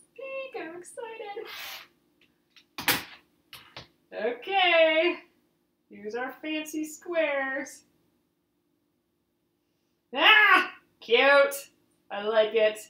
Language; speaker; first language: English; native; English